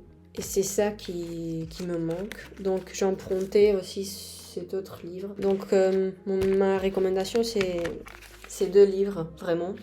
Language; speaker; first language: French; non-native, fluent; Spanish